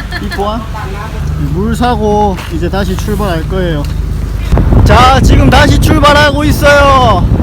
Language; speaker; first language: Korean; native; Korean